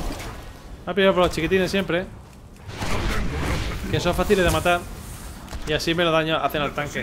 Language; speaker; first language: Spanish; native; Spanish